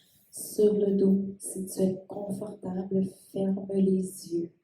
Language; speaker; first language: French; native; French